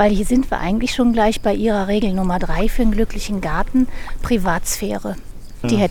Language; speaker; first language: German; native; German